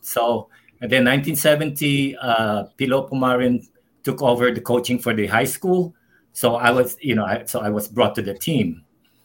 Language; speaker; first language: English; non-native, local second language; Filipino